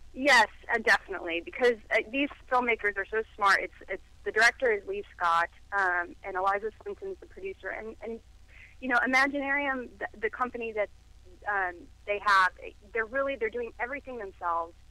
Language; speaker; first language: English; native; English